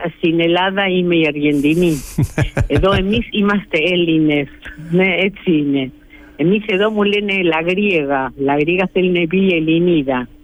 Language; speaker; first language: Greek; early bilingual, heritage; Greek